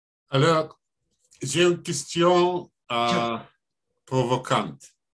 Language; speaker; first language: French; non-native, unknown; Russian